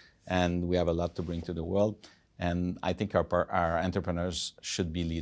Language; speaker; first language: English; non-native, fluent; French